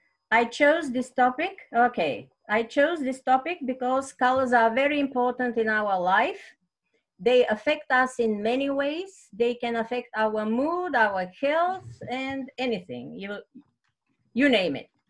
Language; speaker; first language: English; non-native, fluent; Bulgarian